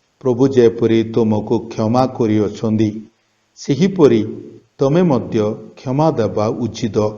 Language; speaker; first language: Odia; non-native, local second language; Malayalam